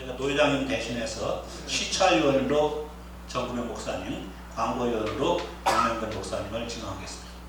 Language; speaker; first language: Korean; native; Korean